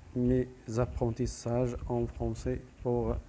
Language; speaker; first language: French; non-native, local second language; Arabic